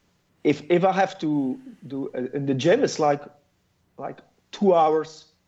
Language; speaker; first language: English; non-native, fluent; Dutch